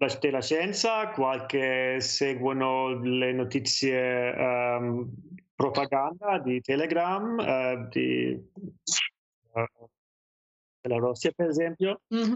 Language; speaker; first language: Italian; non-native, learner; German